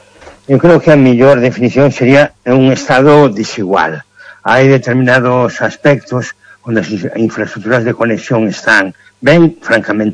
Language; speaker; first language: Galician; native; Galician